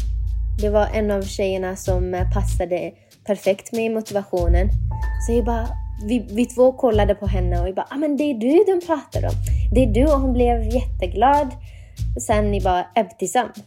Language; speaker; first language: Swedish; non-native, fluent; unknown